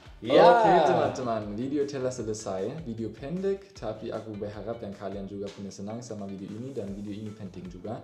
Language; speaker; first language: Indonesian; non-native, learner; German